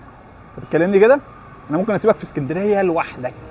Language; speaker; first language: Arabic; native; Arabic